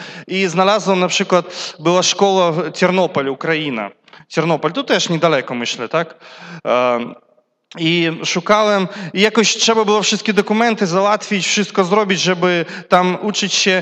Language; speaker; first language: Polish; non-native, learner; Russian